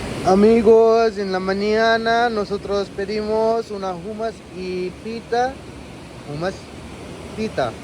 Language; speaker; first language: Spanish; non-native, learner; Hindi